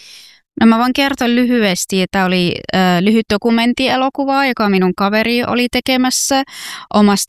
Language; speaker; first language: Finnish; non-native, fluent; Persian